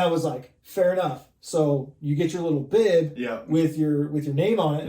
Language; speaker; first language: English; native; English